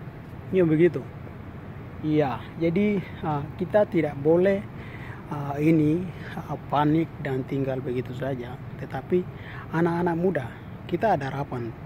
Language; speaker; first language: Indonesian; non-native, local second language; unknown